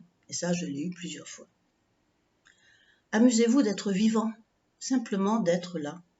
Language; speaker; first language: French; native; French